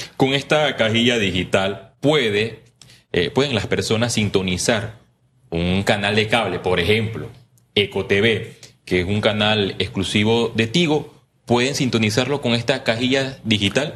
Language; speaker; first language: Spanish; native; Spanish